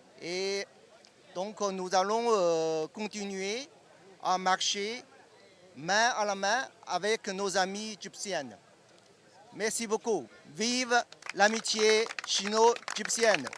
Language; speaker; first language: French; non-native, learner; Chinese